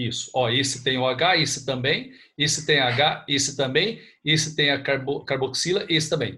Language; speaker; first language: Portuguese; native; Portuguese